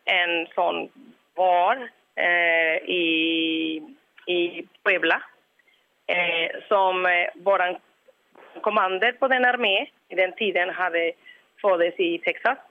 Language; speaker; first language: Swedish; non-native, fluent; Spanish